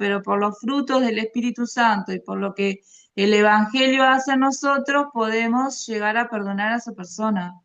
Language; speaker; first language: Spanish; native; Spanish